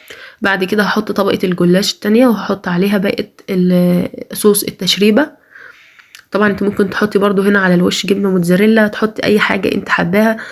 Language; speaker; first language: Arabic; native; Arabic